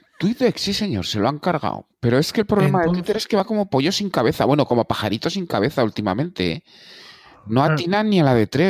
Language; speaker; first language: Spanish; native; Spanish